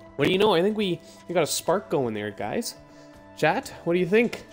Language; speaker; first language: English; native; English